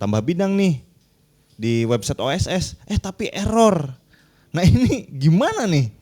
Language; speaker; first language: Indonesian; native; Indonesian